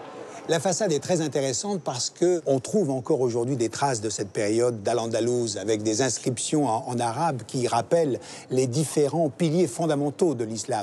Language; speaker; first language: French; native; French